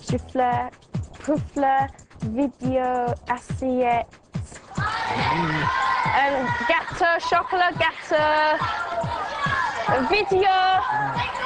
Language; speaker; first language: French; non-native, learner; English